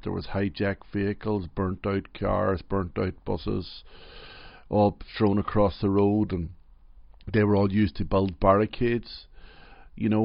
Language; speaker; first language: English; native; English